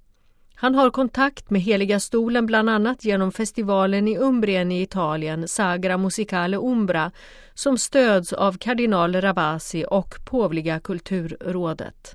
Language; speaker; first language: Swedish; native; Swedish